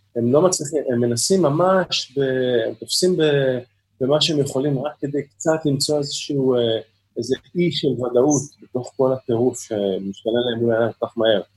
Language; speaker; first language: Hebrew; native; Hebrew